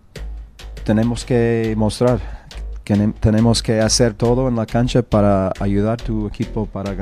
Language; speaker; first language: Spanish; non-native, learner; English